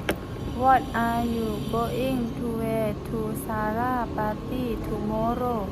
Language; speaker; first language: English; non-native, learner; Thai